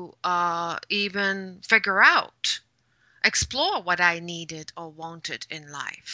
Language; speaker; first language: English; non-native, fluent; French